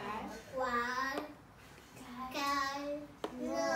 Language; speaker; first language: Chinese; non-native, learner; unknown